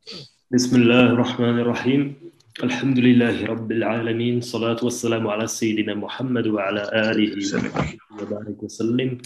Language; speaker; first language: Arabic; non-native, learner; French